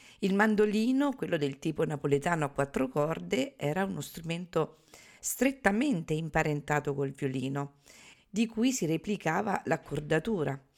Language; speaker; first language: Italian; native; Italian